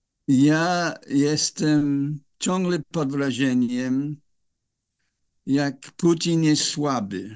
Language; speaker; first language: Polish; non-native, fluent; English